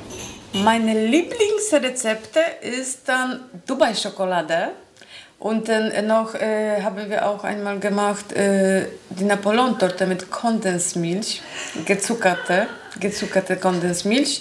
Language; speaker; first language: German; non-native, learner; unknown